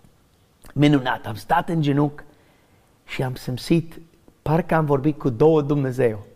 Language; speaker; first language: Romanian; non-native, learner; English